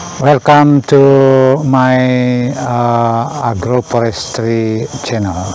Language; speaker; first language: English; non-native, learner; Indonesian